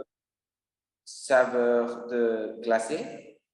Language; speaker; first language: French; non-native, learner; Spanish